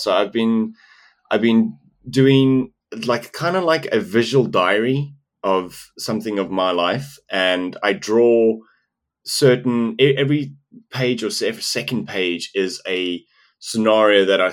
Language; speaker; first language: English; non-native, local second language; Afrikaans